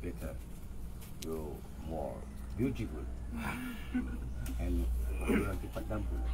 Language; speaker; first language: English; non-native, learner; Balinese